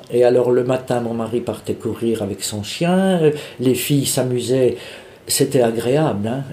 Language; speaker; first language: French; native; French